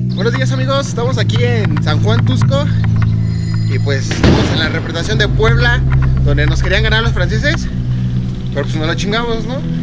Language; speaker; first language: Spanish; native; Spanish